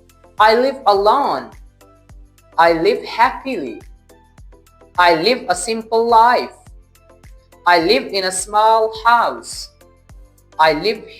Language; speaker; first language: English; non-native, local second language; Urdu